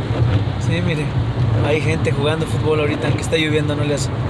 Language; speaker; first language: Spanish; native; Spanish